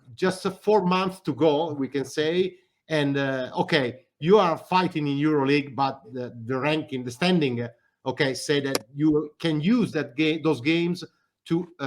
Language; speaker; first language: English; non-native, fluent; Italian